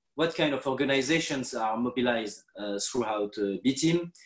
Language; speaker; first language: English; non-native, fluent; French